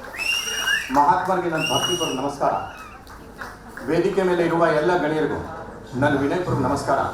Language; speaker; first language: Kannada; non-native, fluent; Hindi